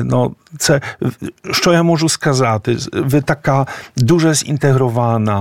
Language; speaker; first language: Ukrainian; non-native, fluent; Polish